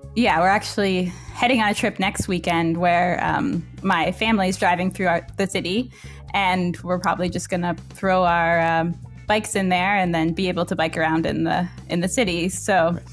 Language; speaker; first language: English; native; English